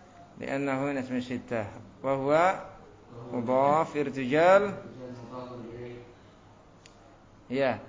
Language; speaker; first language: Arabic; non-native, fluent; Indonesian